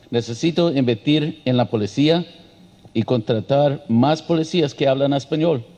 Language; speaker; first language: Spanish; non-native, learner; English